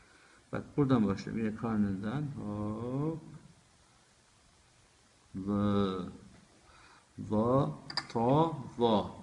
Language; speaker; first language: Turkish; native; Turkish